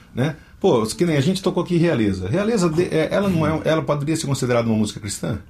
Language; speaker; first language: Portuguese; native; Portuguese